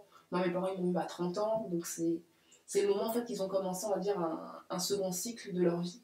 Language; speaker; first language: French; native; French